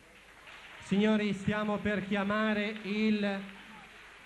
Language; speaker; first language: Italian; native; Italian